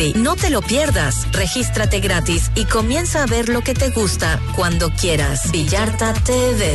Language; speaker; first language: Spanish; native; Spanish